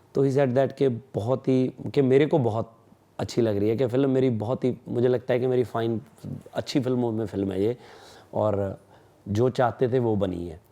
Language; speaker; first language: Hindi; non-native, local second language; Punjabi